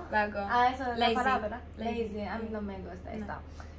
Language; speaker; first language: Spanish; non-native, learner; Japanese